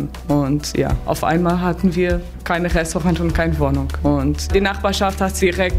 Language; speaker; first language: German; non-native, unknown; Portuguese